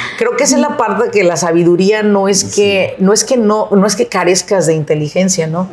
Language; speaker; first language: Spanish; native; Spanish